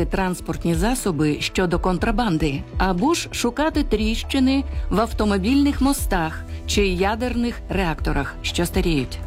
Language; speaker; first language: Ukrainian; native; Ukrainian